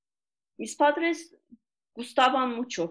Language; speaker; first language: Spanish; non-native, learner; Turkish